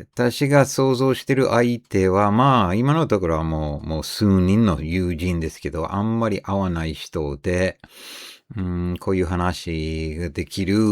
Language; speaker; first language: Japanese; non-native, fluent; English